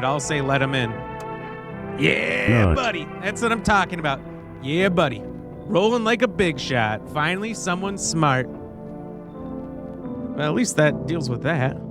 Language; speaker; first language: English; native; English